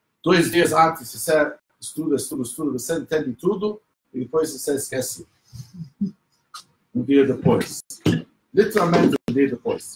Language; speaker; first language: Portuguese; non-native, fluent; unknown